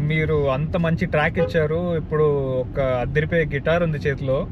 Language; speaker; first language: Telugu; native; Telugu